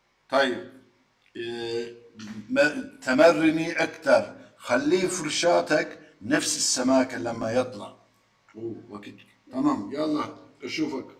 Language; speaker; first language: Arabic; non-native, fluent; Turkish